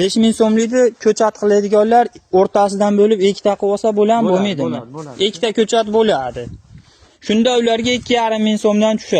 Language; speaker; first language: Uzbek; native; Uzbek